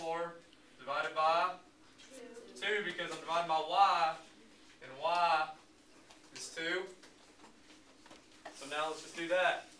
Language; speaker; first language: English; native; English